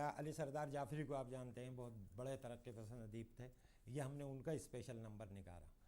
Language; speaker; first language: Urdu; native; Urdu